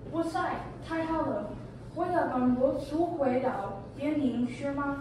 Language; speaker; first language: Chinese; non-native, learner; English